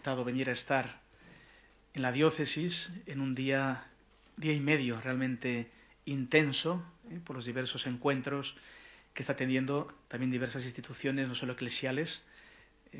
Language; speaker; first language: Spanish; native; Spanish